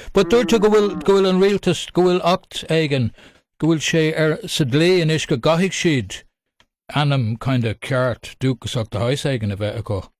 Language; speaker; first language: Irish; non-native, local second language; English